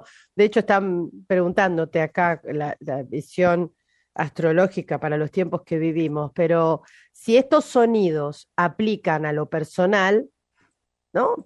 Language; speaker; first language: Spanish; native; Spanish